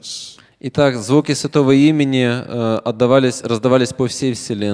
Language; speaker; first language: Russian; native; Russian